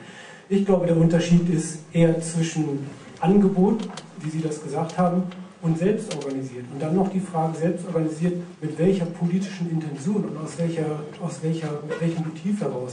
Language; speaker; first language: German; native; German